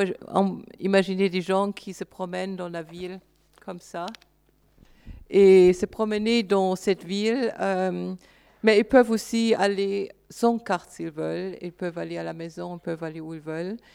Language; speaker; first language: French; non-native, fluent; German